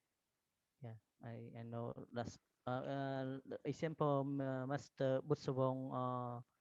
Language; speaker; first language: English; non-native, learner; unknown